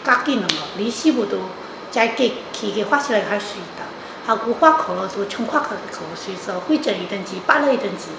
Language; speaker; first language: Korean; non-native, learner; Chinese